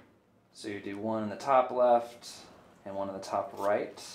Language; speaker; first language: English; native; English